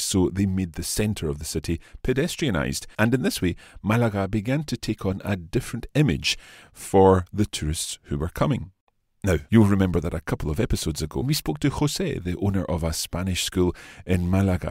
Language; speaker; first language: English; native; English